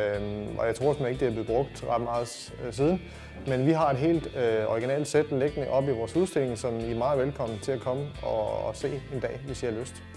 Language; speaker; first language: Danish; native; Danish